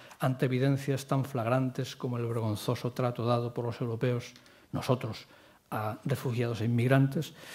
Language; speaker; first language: Spanish; non-native, local second language; Catalan